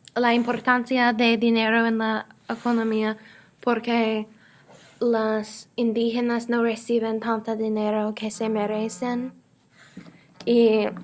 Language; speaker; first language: Spanish; non-native, learner; English